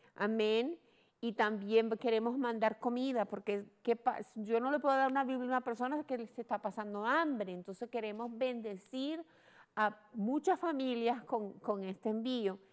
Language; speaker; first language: Spanish; early bilingual, heritage; Spanish